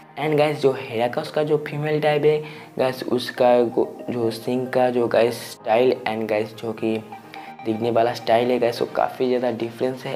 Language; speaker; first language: Hindi; non-native, local second language; Bangla